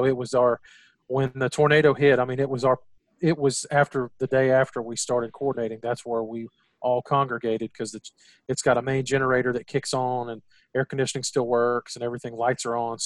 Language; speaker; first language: English; native; English